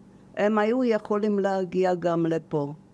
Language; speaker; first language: Hebrew; non-native, fluent; German